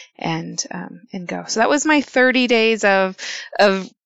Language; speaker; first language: English; early bilingual, other home language; Spanish